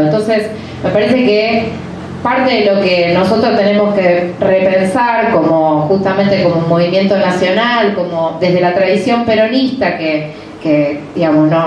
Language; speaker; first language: Spanish; native; Spanish